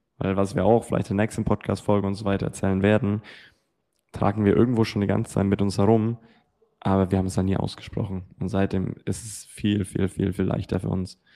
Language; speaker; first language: German; native; German